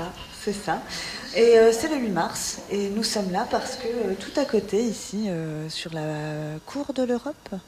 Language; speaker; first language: French; native; French